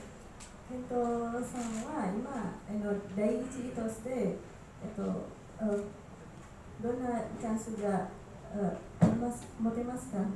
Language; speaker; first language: Japanese; non-native, learner; Indonesian